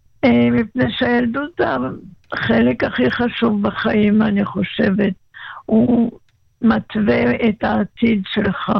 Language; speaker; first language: Hebrew; non-native, local second language; German